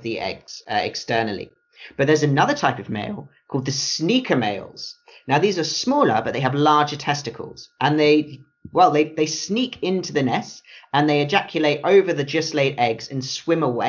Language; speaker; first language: English; native; English